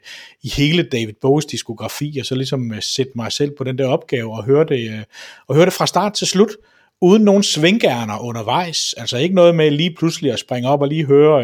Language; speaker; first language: Danish; native; Danish